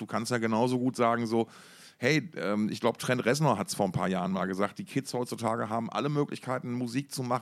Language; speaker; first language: German; native; German